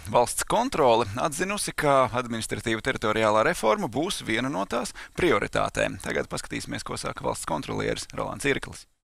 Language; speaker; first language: Latvian; native; Latvian